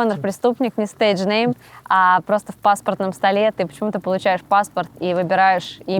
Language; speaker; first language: Russian; native; Russian